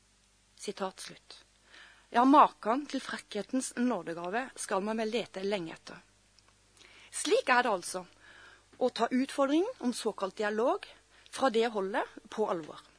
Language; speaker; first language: Norwegian; native; Norwegian